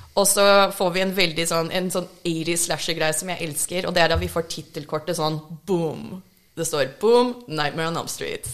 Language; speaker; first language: Norwegian; early bilingual, other home language; English